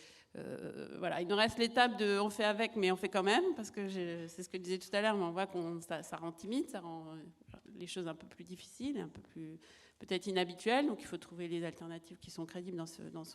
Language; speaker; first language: French; native; French